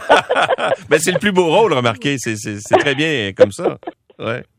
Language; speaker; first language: French; native; French